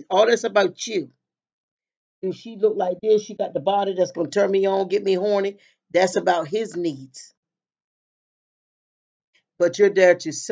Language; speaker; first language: English; native; English